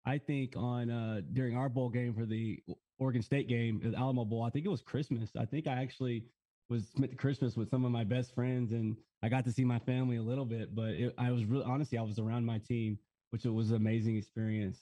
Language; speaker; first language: English; native; English